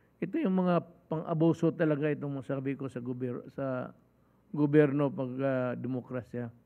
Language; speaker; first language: Filipino; non-native, local second language; Cebuano